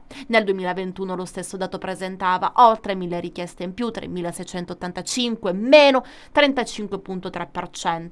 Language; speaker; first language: Italian; native; Italian